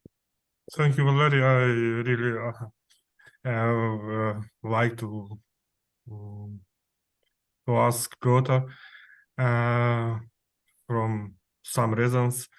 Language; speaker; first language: English; non-native, learner; Ukrainian